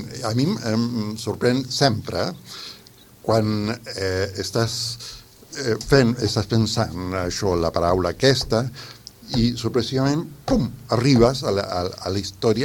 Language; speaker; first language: Catalan; non-native, fluent; Spanish